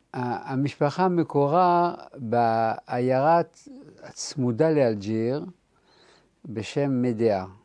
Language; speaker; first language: Hebrew; non-native, fluent; French